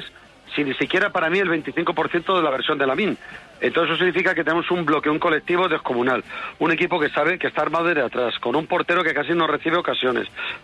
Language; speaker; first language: Spanish; native; Spanish